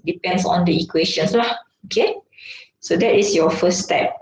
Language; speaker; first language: English; non-native, local second language; Malay